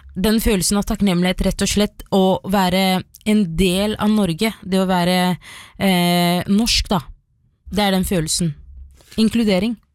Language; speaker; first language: Norwegian; early bilingual, other home language; Somali